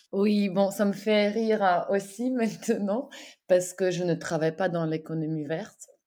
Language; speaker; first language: French; non-native, fluent; Ukrainian